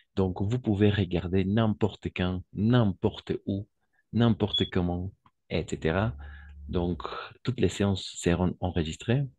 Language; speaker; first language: French; non-native, fluent; Spanish